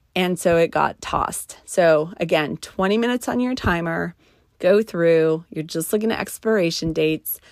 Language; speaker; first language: English; native; English